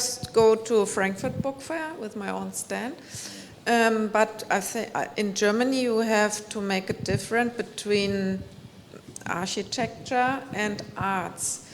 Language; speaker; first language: English; non-native, fluent; German